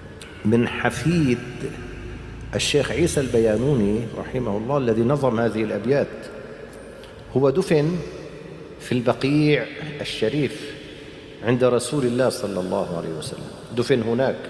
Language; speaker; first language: Arabic; native; Arabic